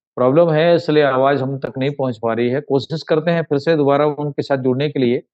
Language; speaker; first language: Hindi; native; Hindi